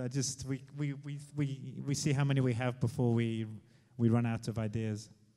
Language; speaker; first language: English; native; English